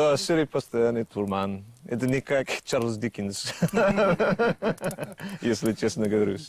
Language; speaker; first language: Russian; non-native, learner; English